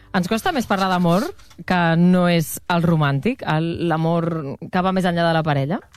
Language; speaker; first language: Catalan; native; Catalan